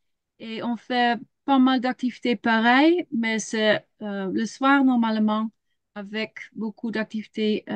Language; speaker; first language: French; non-native, learner; Dutch